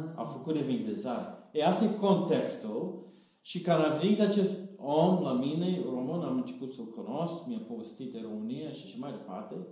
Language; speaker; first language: Romanian; non-native, fluent; English